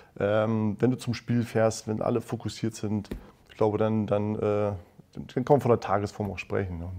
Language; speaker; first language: German; native; German